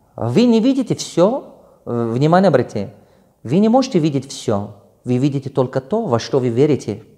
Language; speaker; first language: Russian; non-native, local second language; Tajik